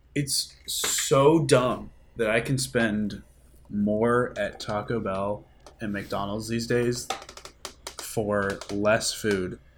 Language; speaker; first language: English; native; English